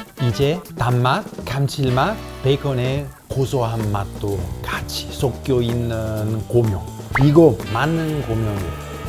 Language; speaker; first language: Korean; non-native, fluent; Italian